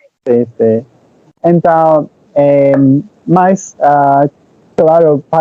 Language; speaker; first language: Portuguese; non-native, learner; Turkish